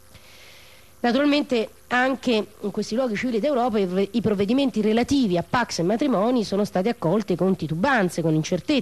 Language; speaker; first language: Italian; native; Italian